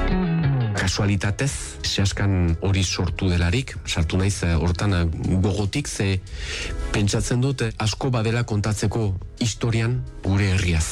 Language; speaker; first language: Basque; native; Basque